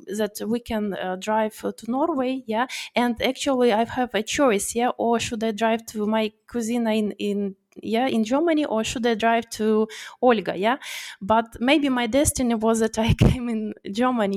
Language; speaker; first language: English; non-native, learner; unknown